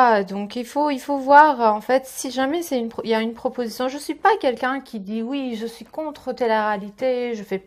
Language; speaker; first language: French; native; French